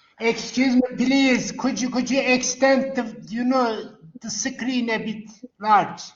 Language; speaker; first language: English; non-native, learner; Turkish